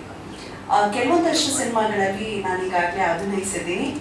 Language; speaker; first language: Kannada; native; Kannada